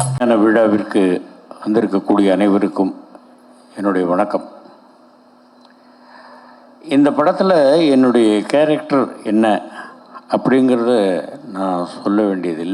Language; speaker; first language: Tamil; native; Tamil